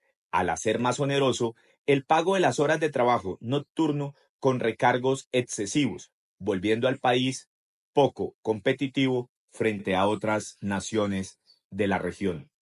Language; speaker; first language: Spanish; native; Spanish